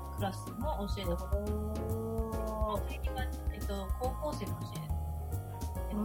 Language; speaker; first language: Japanese; native; Japanese